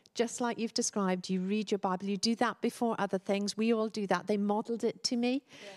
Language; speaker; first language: English; native; English